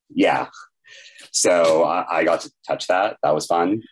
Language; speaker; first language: English; native; English